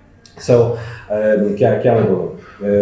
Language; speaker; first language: Hindi; non-native, fluent; Polish